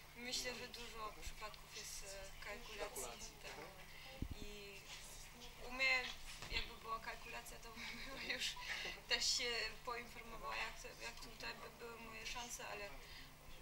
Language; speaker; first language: Polish; early bilingual, heritage; Polish